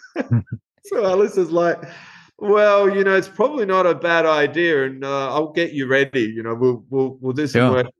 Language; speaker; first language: English; non-native, fluent; Spanish